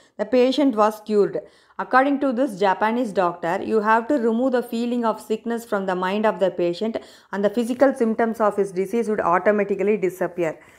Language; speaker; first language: English; non-native, local second language; Tamil